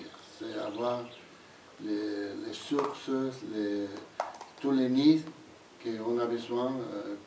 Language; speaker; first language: French; non-native, fluent; Spanish